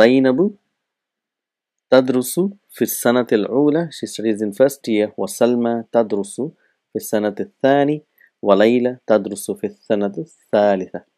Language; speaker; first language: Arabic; non-native, fluent; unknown